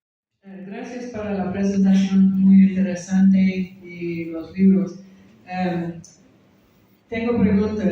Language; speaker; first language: Spanish; non-native, learner; English